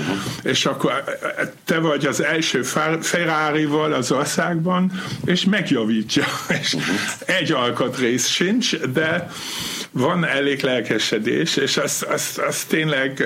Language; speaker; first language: Hungarian; non-native, fluent; German